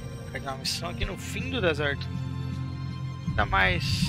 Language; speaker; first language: Portuguese; native; Portuguese